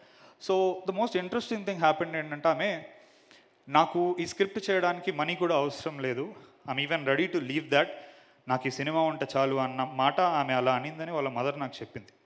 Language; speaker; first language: Telugu; native; Telugu